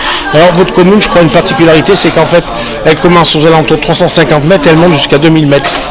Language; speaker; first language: French; native; French